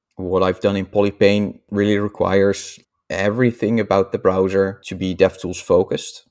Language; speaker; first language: English; non-native, fluent; Dutch